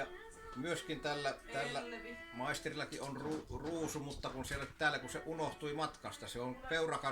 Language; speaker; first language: Finnish; native; Finnish